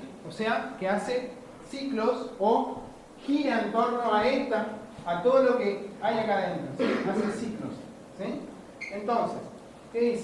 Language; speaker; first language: Spanish; native; Spanish